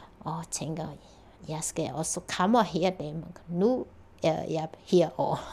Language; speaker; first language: Danish; non-native, learner; Chinese